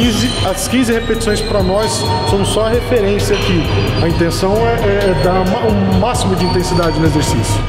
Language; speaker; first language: Portuguese; native; Portuguese